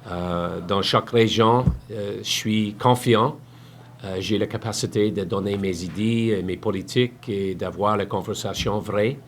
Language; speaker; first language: French; non-native, learner; English